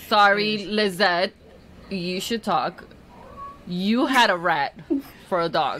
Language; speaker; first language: English; early bilingual, other home language; Spanish